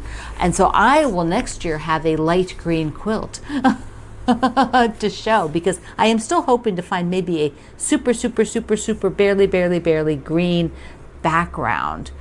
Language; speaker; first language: English; native; English